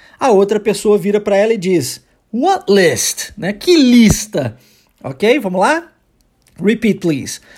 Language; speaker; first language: Portuguese; early bilingual, heritage; English